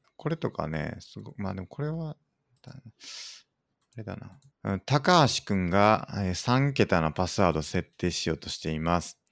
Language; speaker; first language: Japanese; native; Japanese